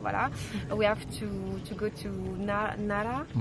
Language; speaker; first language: English; non-native, learner; French